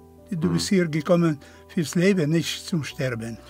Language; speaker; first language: German; non-native, fluent; Polish